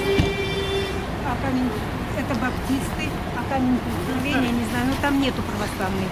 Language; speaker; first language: Russian; native; Russian